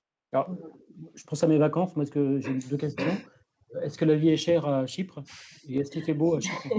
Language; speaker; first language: French; native; French